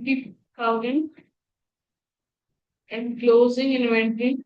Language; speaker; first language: English; non-native, local second language; Hindi